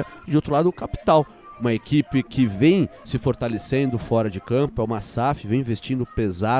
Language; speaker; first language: Portuguese; native; Portuguese